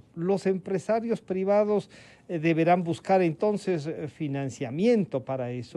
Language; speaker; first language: Spanish; native; Spanish